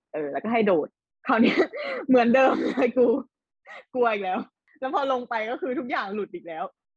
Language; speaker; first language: Thai; native; Thai